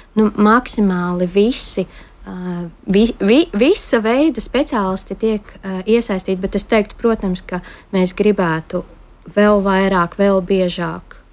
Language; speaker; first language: Latvian; native; Latvian